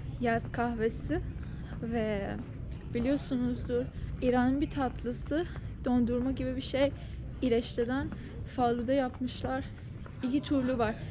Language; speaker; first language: Turkish; non-native, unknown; Persian